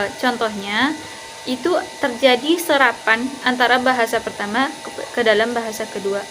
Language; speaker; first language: Indonesian; non-native, local second language; Minangkabau